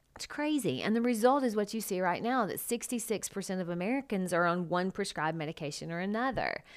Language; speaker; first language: English; native; English